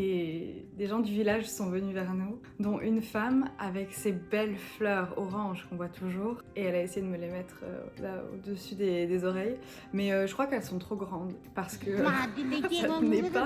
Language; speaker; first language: French; native; French